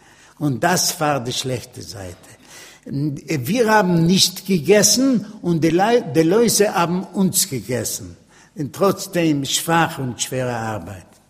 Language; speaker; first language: German; non-native, learner; Yiddish